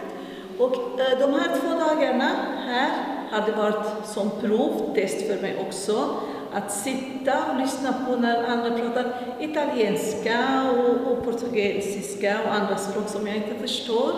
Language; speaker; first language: Swedish; non-native, fluent; Arabic